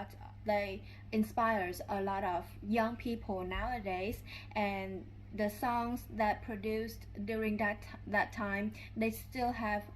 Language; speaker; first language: English; non-native, learner; Vietnamese